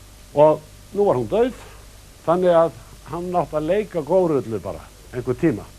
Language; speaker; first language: Icelandic; native; Icelandic